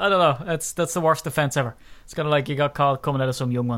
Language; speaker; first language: English; native; English